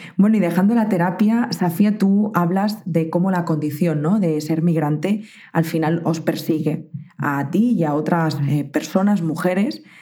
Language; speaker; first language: Spanish; native; Spanish